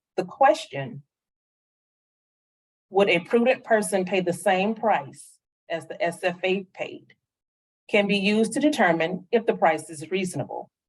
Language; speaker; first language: English; native; English